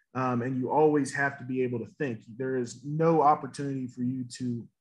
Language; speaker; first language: English; native; English